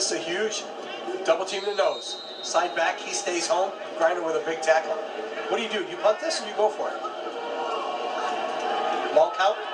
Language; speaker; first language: English; native; English